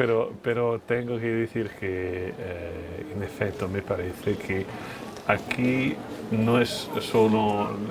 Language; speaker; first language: Spanish; non-native, fluent; French